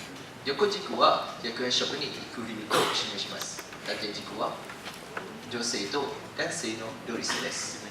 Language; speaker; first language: Japanese; non-native, learner; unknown